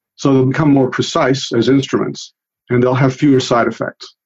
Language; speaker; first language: English; early bilingual, other home language; Italian